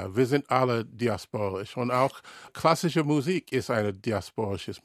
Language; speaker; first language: German; non-native, learner; English